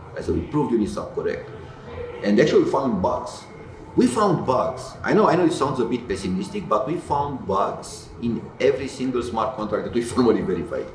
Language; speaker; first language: English; non-native, fluent; Romanian